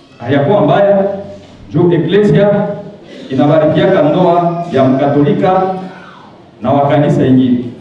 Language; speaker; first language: Swahili; native; Swahili